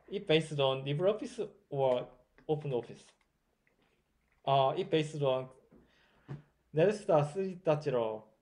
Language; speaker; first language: English; non-native, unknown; Korean